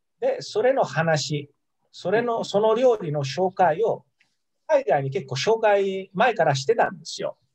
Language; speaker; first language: Japanese; non-native, fluent; Italian